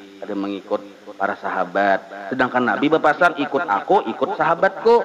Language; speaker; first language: Indonesian; non-native, local second language; Banjar